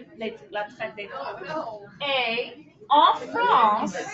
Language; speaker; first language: French; non-native, fluent; English